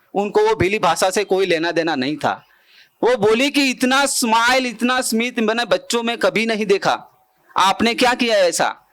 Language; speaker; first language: Hindi; non-native, local second language; Bhili